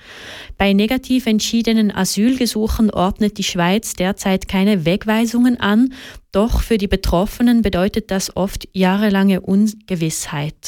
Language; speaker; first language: German; native; German